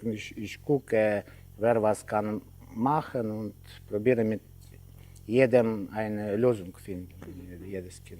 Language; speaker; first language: German; non-native, learner; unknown